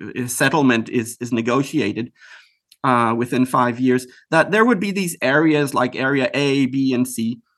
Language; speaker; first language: English; early bilingual, other home language; Hebrew